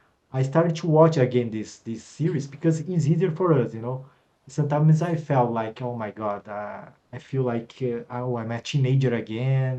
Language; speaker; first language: English; non-native, fluent; Portuguese